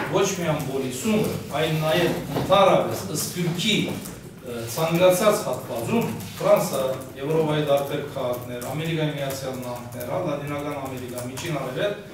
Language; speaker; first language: Armenian; early bilingual, heritage; Armenian